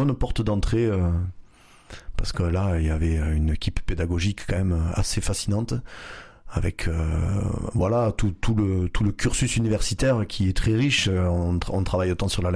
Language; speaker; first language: French; non-native, local second language; Dutch